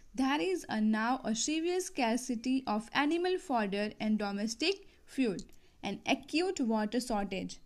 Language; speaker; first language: English; non-native, local second language; Gujarati